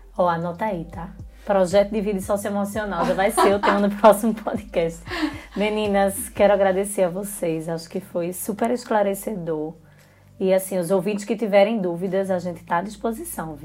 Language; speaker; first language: Portuguese; native; Portuguese